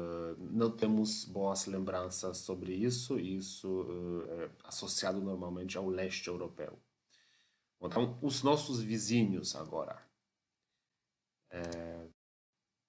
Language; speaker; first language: Portuguese; non-native, fluent; Polish